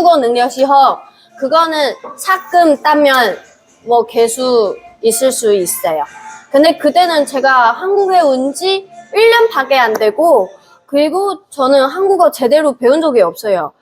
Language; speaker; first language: Korean; non-native, fluent; Chinese